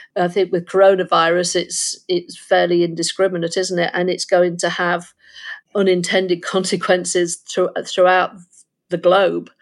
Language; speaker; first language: English; native; English